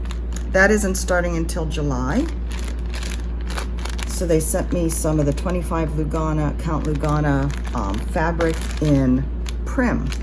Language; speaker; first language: English; native; English